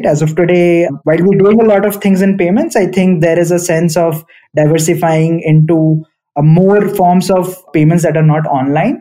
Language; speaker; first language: English; non-native, local second language; Hindi